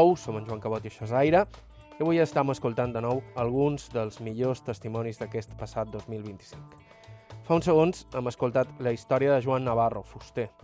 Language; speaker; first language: Catalan; native; Catalan